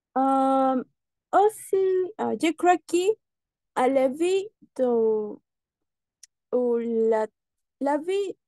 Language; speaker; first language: French; non-native, learner; Spanish